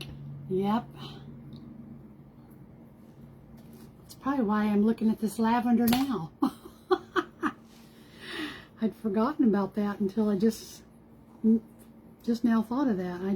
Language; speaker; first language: English; native; English